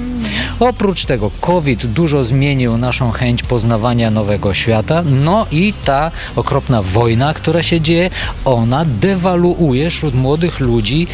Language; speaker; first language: Polish; non-native, fluent; Bulgarian